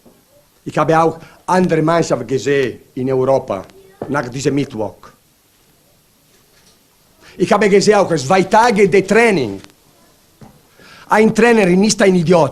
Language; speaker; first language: German; non-native, learner; Italian